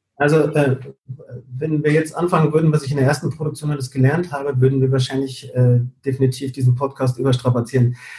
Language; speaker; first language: German; early bilingual, heritage; German